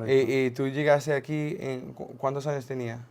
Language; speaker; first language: Spanish; non-native, learner; English